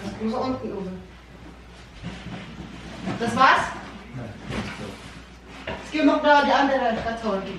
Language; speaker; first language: German; non-native, learner; Filipino